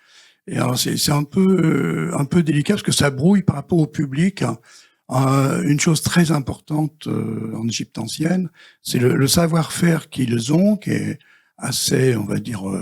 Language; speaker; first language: French; native; French